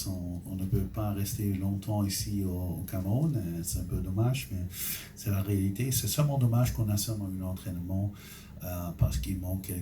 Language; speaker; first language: French; non-native, local second language; Dutch